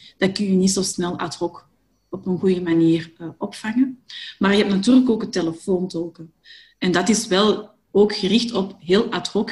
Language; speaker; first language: Dutch; native; Dutch